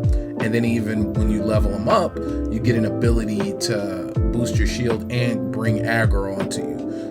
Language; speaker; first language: English; native; English